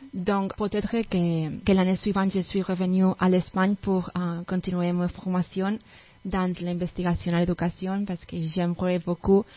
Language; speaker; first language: French; non-native, learner; Spanish